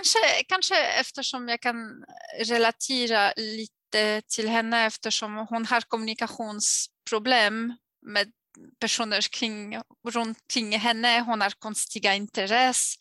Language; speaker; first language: Swedish; non-native, fluent; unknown